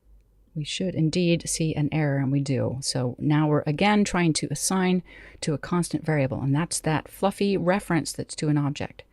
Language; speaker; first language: English; native; English